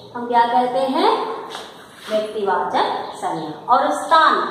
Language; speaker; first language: Hindi; non-native, local second language; Telugu